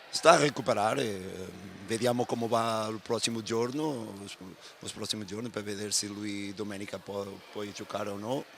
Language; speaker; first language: Italian; non-native, fluent; Portuguese